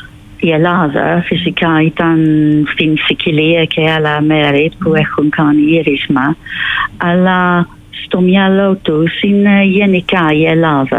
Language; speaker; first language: Greek; non-native, fluent; English